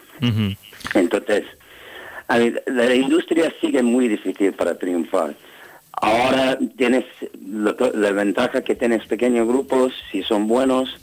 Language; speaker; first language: Spanish; non-native, fluent; English